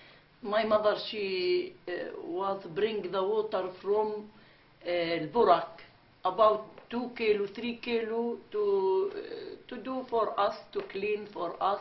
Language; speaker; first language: English; non-native, learner; Arabic